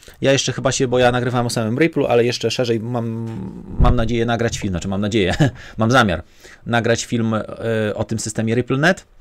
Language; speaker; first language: Polish; native; Polish